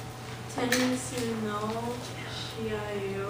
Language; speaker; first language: Japanese; non-native, learner; English